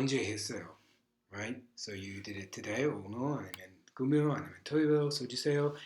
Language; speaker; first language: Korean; non-native, learner; English